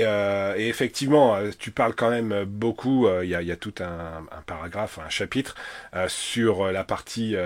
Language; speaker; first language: French; native; French